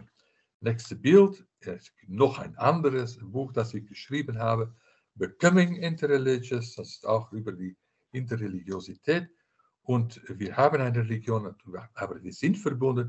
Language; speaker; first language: German; non-native, fluent; Dutch